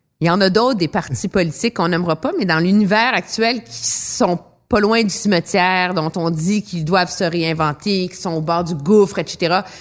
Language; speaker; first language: French; native; French